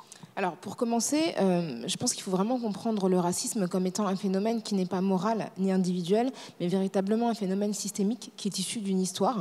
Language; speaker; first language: French; native; French